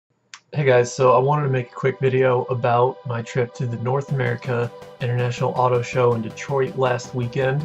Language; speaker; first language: English; native; English